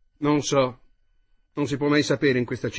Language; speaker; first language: Italian; native; Italian